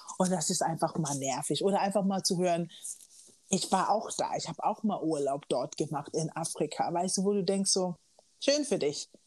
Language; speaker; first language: German; early bilingual, other home language; Akan